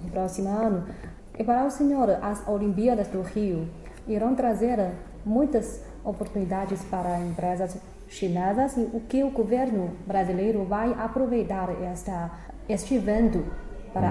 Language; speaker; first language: Portuguese; non-native, fluent; Chinese